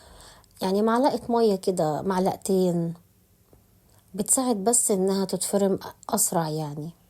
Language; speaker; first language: Arabic; native; Arabic